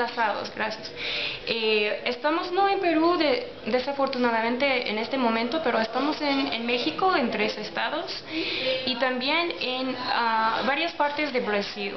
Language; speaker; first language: Spanish; non-native, learner; English